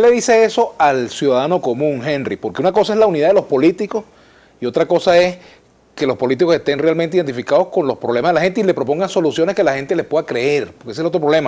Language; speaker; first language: Spanish; native; Spanish